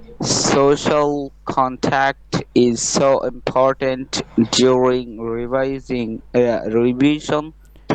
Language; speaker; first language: English; non-native, learner; Bangla